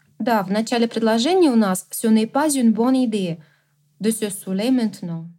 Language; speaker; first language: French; non-native, fluent; Russian